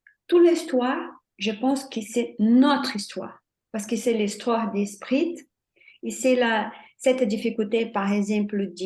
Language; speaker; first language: French; non-native, fluent; Portuguese